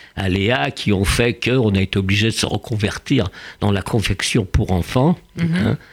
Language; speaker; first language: French; early bilingual, other home language; Yiddish